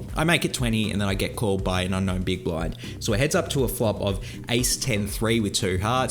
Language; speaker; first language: English; native; English